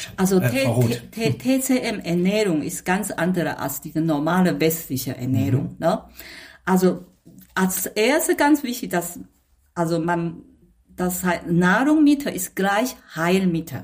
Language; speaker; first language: German; non-native, fluent; Chinese